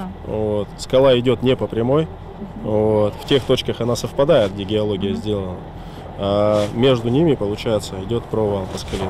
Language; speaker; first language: Russian; native; Russian